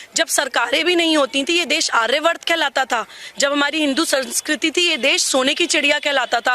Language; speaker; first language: Hindi; native; Hindi